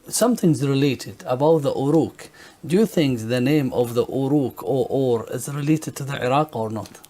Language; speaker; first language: English; non-native, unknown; Arabic